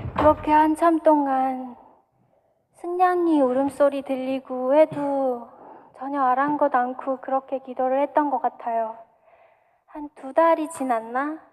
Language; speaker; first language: Korean; native; Korean